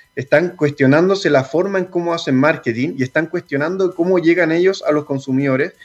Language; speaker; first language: Spanish; native; Spanish